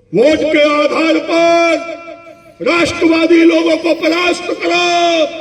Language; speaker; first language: Hindi; non-native, local second language; Gujarati